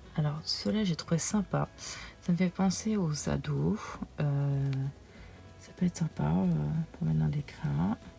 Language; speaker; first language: French; early bilingual, other home language; Portuguese